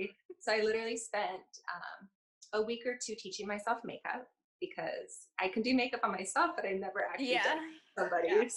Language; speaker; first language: English; native; English